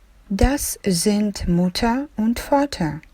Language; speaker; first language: German; non-native, fluent; Russian